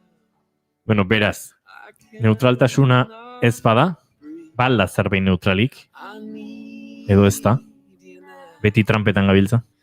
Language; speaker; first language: Basque; native; Basque